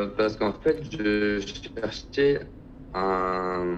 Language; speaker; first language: French; native; French